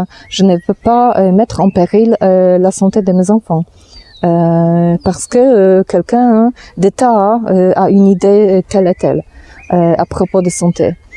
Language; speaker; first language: French; non-native, fluent; Polish